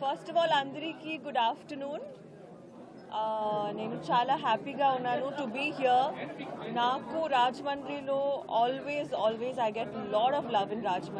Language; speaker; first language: Telugu; non-native, learner; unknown